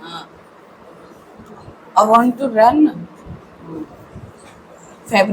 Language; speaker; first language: English; non-native, learner; Hindi